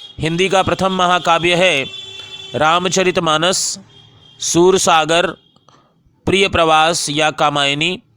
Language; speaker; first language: Hindi; native; Hindi